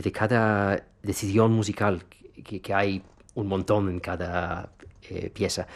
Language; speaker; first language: Spanish; non-native, fluent; Russian